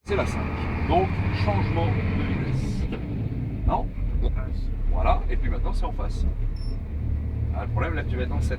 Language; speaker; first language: French; native; French